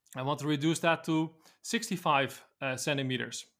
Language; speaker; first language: English; non-native, fluent; Dutch